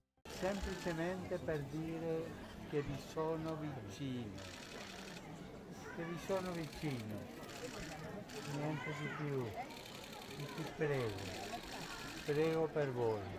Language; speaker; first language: Italian; non-native, fluent; Spanish